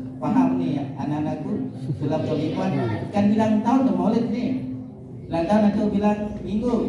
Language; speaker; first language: Malay; non-native, local second language; Sasak